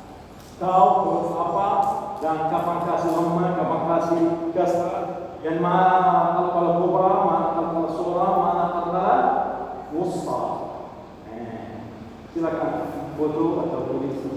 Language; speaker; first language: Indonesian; non-native, learner; Arabic